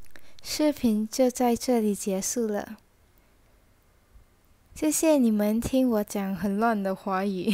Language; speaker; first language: Chinese; non-native, local second language; English